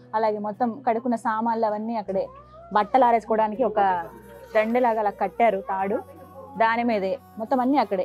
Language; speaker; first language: Telugu; native; Telugu